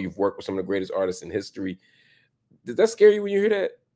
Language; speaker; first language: English; native; English